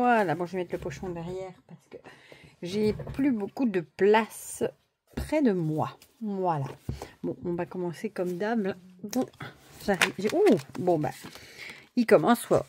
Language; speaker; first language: French; native; French